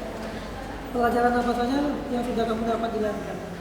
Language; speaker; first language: Indonesian; native; Indonesian